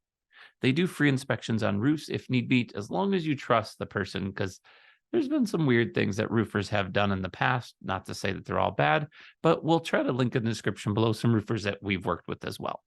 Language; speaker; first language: English; native; English